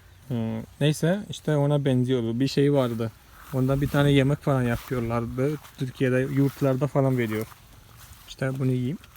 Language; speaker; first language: Turkish; non-native, fluent; Malayalam